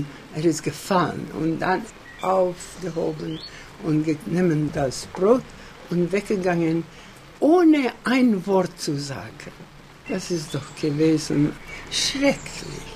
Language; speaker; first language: German; non-native, fluent; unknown